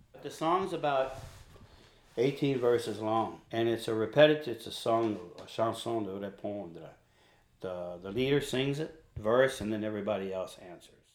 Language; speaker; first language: English; native; English